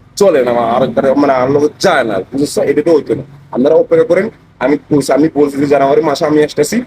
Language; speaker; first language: Bangla; non-native, fluent; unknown